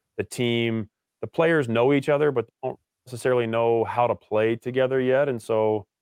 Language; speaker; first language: English; native; English